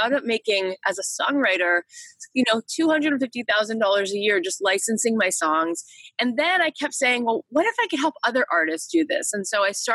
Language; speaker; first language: English; native; English